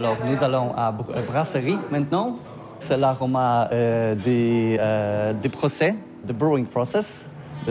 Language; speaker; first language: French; non-native, learner; Polish